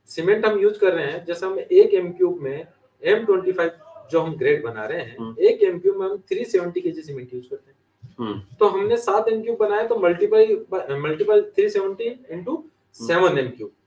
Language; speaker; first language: Hindi; native; Hindi